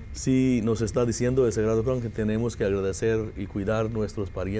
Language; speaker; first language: Spanish; non-native, fluent; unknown